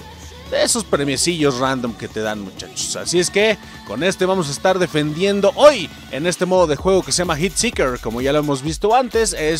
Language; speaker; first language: Spanish; native; Spanish